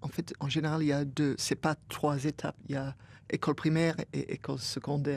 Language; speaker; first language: French; non-native, fluent; English